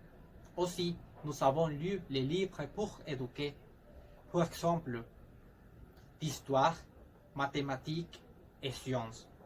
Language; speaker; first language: French; non-native, learner; Spanish